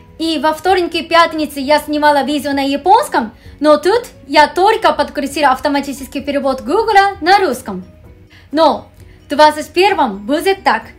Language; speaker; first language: Russian; non-native, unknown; Japanese